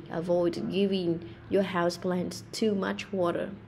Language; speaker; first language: English; non-native, fluent; Vietnamese